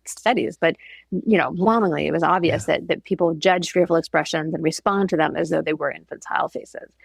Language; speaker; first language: English; native; English